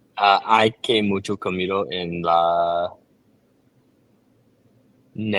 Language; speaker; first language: Spanish; non-native, learner; English